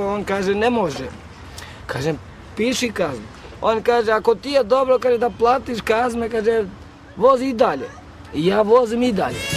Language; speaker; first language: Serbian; non-native, local second language; Romany